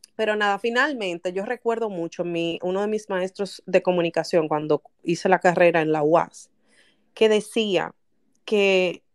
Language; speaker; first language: Spanish; native; Spanish